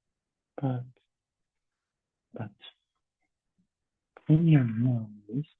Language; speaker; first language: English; non-native, learner; Portuguese